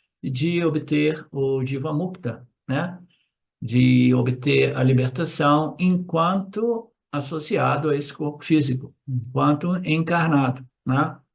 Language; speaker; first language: Portuguese; native; Portuguese